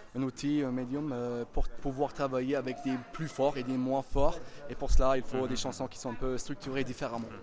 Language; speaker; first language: French; non-native, fluent; German